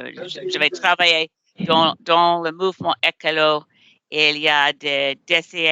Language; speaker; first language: French; non-native, learner; English